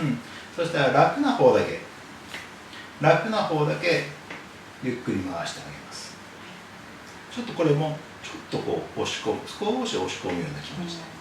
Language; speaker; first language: Japanese; native; Japanese